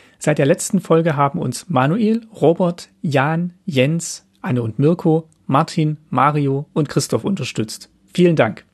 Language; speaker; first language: German; native; German